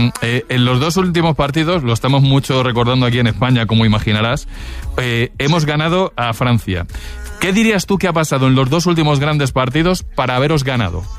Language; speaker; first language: Spanish; native; Spanish